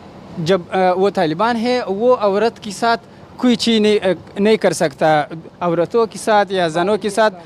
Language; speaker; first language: Hindi; non-native, learner; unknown